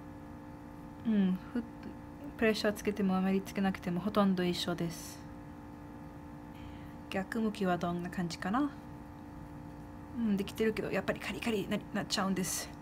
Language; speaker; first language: Japanese; non-native, fluent; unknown